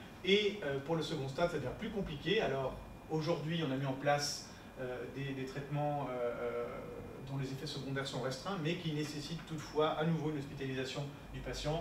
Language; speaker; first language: French; native; French